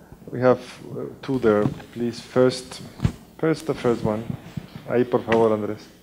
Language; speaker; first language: English; non-native, fluent; Spanish